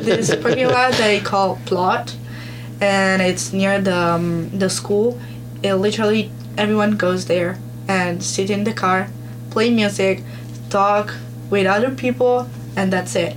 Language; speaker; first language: English; non-native, learner; Italian